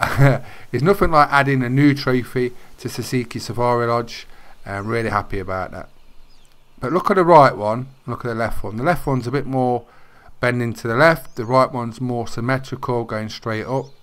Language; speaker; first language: English; native; English